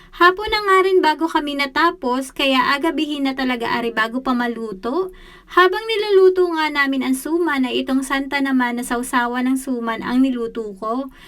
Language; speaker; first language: Filipino; native; Filipino